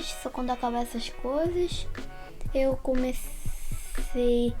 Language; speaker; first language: Portuguese; early bilingual, heritage; Portuguese